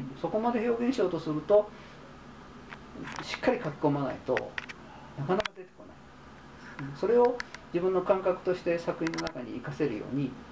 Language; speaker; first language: Japanese; native; Japanese